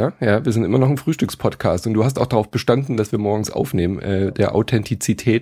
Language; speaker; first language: German; native; German